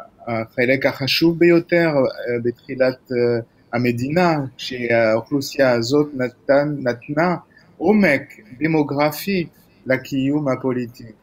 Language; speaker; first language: Hebrew; non-native, fluent; French